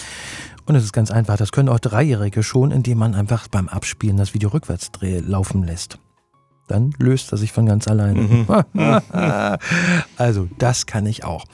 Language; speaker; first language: German; native; German